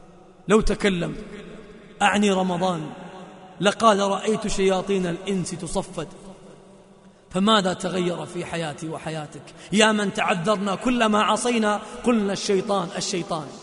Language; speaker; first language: Arabic; native; Arabic